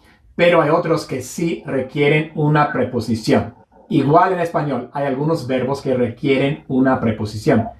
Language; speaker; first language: Spanish; non-native, fluent; English